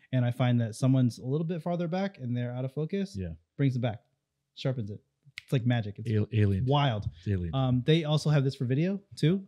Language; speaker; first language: English; native; English